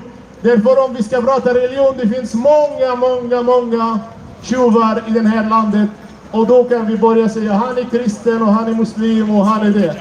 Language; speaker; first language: Swedish; non-native, fluent; Arabic